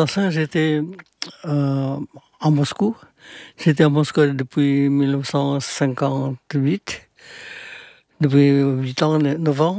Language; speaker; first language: French; non-native, fluent; Indonesian